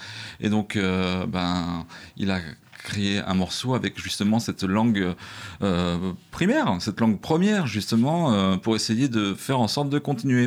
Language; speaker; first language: French; native; French